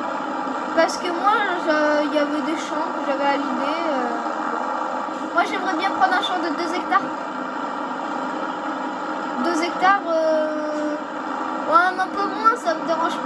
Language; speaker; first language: French; native; French